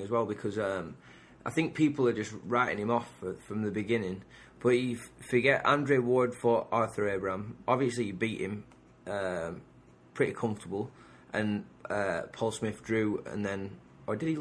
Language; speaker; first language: English; native; English